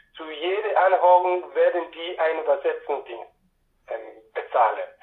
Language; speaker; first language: German; non-native, learner; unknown